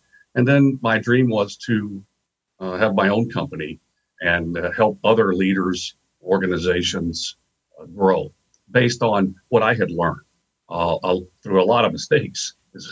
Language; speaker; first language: English; native; English